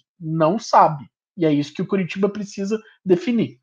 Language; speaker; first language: Portuguese; native; Portuguese